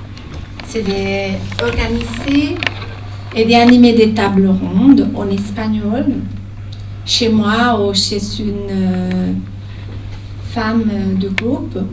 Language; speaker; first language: French; non-native, fluent; Spanish